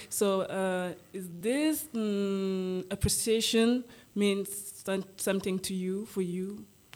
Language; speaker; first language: English; non-native, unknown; French